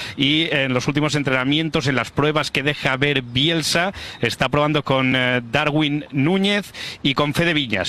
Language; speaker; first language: Spanish; native; Spanish